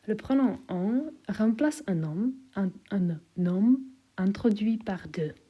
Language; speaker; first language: French; non-native, fluent; Czech